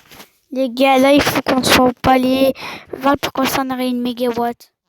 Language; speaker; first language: French; native; French